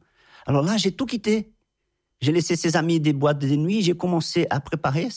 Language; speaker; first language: French; non-native, fluent; Portuguese